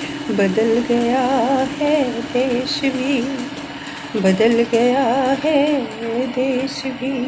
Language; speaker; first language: Hindi; native; Hindi